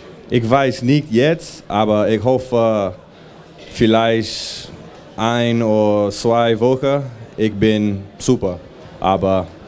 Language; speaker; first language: German; non-native, learner; English